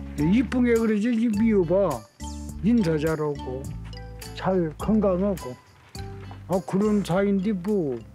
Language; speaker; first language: Korean; native; Korean